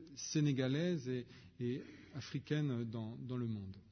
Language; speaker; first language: French; native; French